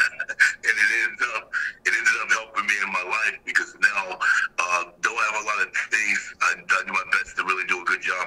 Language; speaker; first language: English; native; English